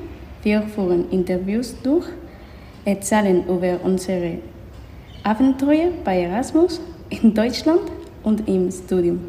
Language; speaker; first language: German; non-native, fluent; Spanish